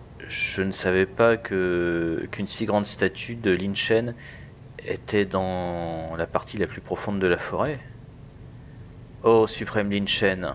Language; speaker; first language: French; native; French